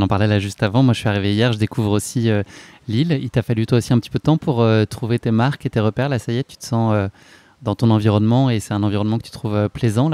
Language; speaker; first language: French; native; French